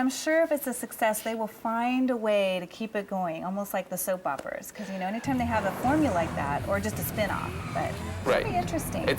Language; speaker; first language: English; native; English